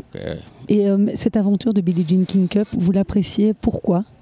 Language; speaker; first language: French; native; French